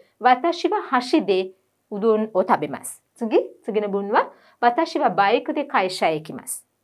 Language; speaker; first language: Japanese; non-native, fluent; Sinhala